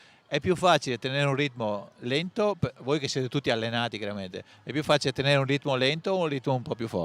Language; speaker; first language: Italian; native; Italian